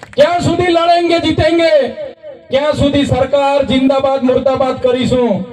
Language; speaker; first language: Gujarati; non-native, local second language; Vasavi